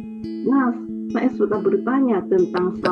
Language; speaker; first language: Indonesian; non-native, fluent; Japanese